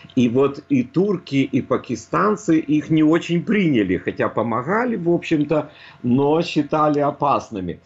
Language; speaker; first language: Russian; native; Russian